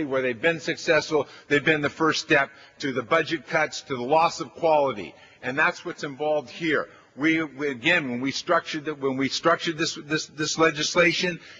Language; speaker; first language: English; native; English